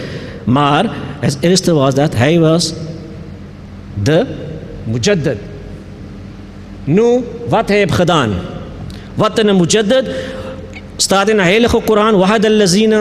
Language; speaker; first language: Dutch; non-native, learner; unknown